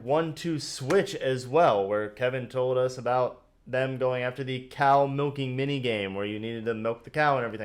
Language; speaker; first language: English; native; English